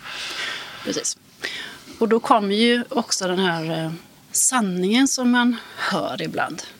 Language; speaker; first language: Swedish; native; Swedish